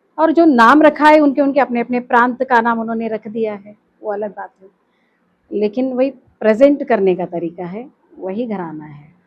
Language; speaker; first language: Hindi; non-native, local second language; Kannada